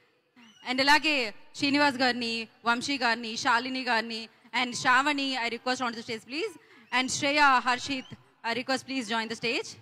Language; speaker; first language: Telugu; native; Telugu